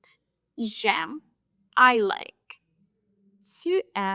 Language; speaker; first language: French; non-native, fluent; English